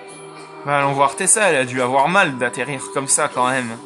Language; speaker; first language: French; native; French